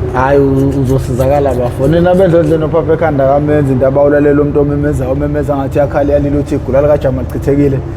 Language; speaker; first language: Zulu; native; Zulu